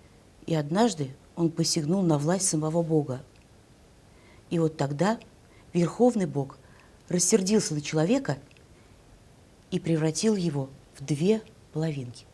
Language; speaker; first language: Russian; native; Russian